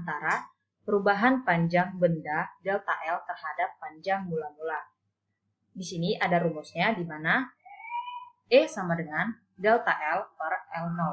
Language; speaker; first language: Indonesian; native; Indonesian